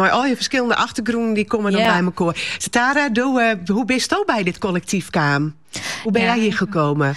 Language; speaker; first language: Dutch; non-native, local second language; Western Frisian